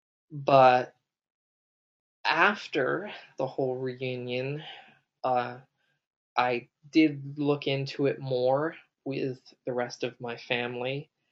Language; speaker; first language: English; native; English